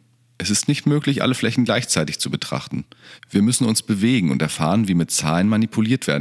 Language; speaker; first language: German; native; German